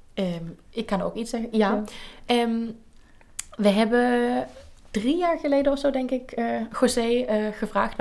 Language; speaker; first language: Dutch; native; Dutch